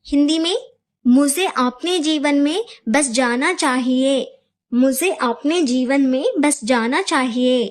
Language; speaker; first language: Hindi; non-native, local second language; Telugu